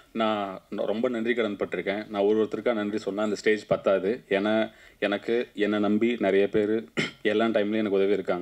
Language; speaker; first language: Tamil; native; Tamil